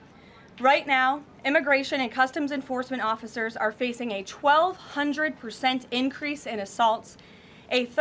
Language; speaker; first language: English; native; English